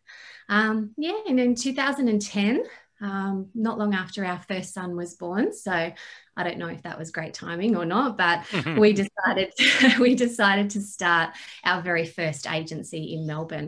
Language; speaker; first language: English; native; English